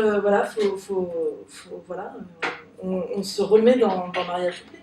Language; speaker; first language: French; native; French